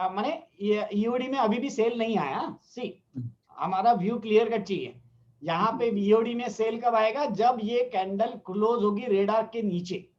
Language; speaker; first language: Hindi; non-native, local second language; Marathi